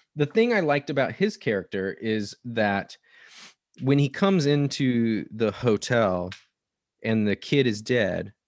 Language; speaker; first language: English; native; English